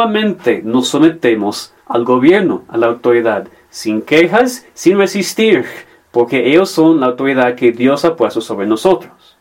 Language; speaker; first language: Spanish; non-native, fluent; English